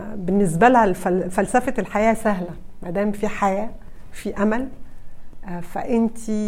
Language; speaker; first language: Arabic; early bilingual, heritage; Arabic